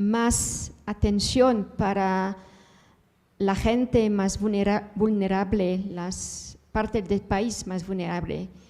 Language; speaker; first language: Spanish; non-native, fluent; Dutch